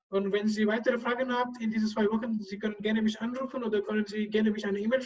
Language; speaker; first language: German; non-native, learner; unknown